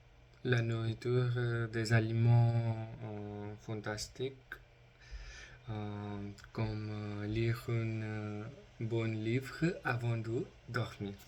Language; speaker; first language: French; non-native, learner; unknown